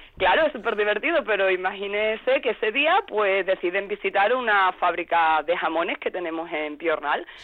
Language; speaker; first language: Spanish; native; Spanish